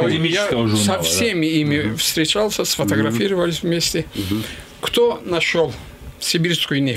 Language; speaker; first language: Russian; non-native, local second language; Azerbaijani